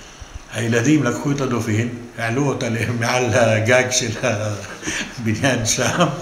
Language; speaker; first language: Hebrew; non-native, local second language; Arabic